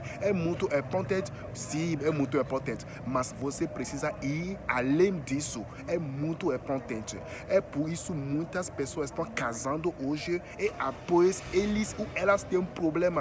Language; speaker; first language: Portuguese; non-native, fluent; French